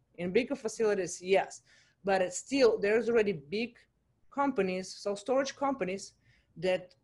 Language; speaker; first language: English; non-native, fluent; Russian